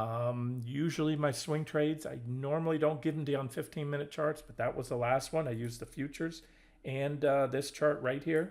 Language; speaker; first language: English; native; English